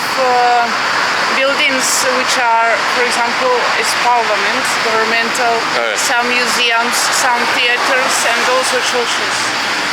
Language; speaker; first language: English; non-native, fluent; Russian